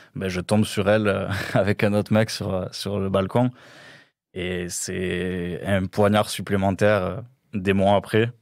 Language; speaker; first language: French; native; French